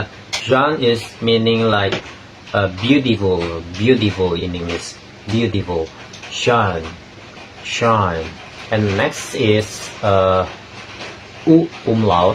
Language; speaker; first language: English; non-native, learner; Indonesian